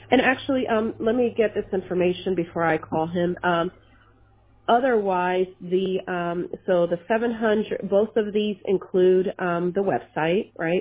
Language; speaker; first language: English; early bilingual, other home language; Spanish